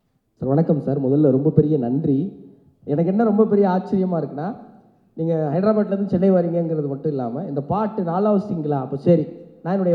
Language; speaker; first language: Tamil; native; Tamil